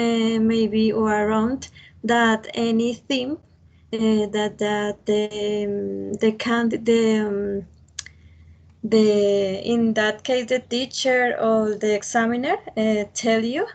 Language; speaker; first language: English; non-native, learner; Spanish